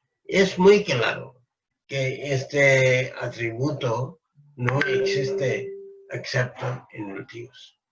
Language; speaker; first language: Spanish; non-native, fluent; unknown